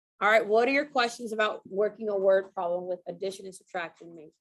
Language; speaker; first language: English; native; English